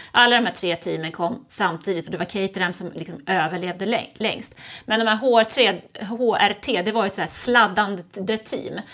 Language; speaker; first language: Swedish; early bilingual, other home language; German